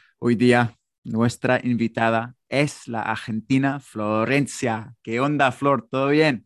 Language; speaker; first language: Spanish; non-native, fluent; English